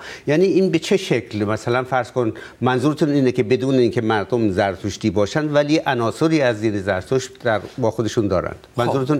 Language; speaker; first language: Persian; native; Persian